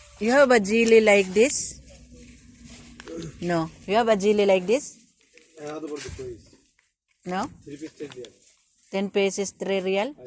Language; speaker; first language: English; non-native, learner; Filipino